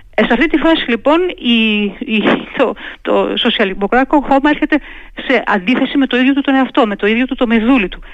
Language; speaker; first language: Greek; native; Greek